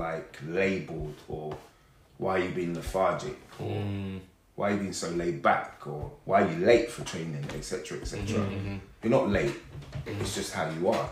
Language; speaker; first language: English; native; English